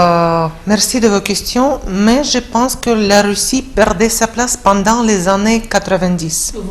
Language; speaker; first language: French; non-native, fluent; Russian